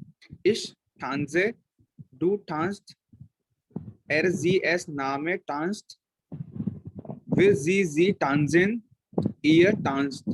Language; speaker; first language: German; non-native, learner; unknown